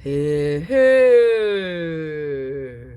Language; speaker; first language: French; native; French